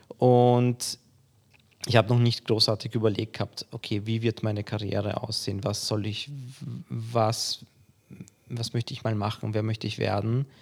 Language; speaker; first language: German; early bilingual, other home language; Polish